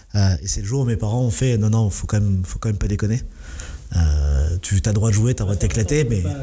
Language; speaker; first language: French; native; French